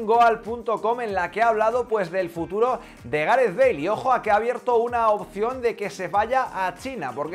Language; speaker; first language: Spanish; native; Spanish